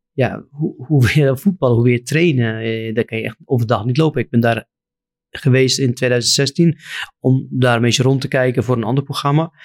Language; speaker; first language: Dutch; non-native, fluent; Arabic